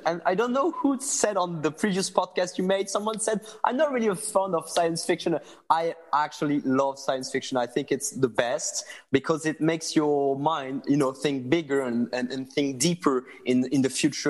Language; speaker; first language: English; non-native, fluent; French